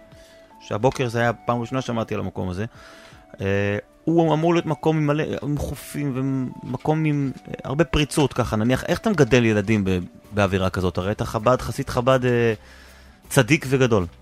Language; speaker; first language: Hebrew; native; Hebrew